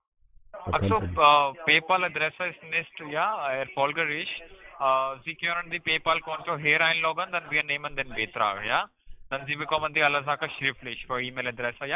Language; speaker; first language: German; non-native, learner; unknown